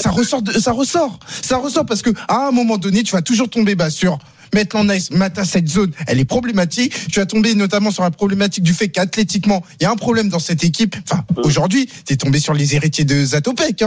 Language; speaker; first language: French; native; French